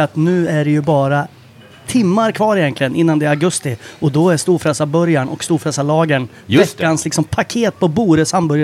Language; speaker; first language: Swedish; native; Swedish